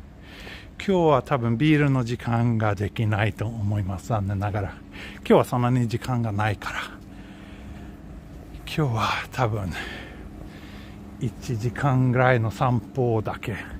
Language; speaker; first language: Japanese; non-native, fluent; Swedish